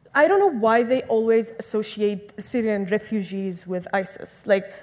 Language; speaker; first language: English; non-native, fluent; Arabic